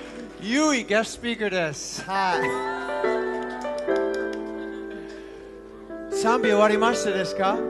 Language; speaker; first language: Japanese; non-native, learner; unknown